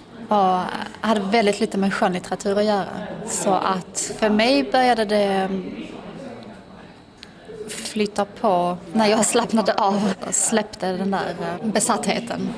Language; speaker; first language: Swedish; early bilingual, other home language; Persian